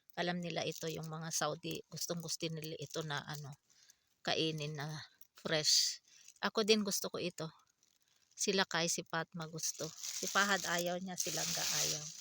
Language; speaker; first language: Filipino; non-native, local second language; Iloko